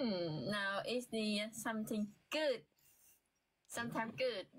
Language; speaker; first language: English; non-native, learner; Vietnamese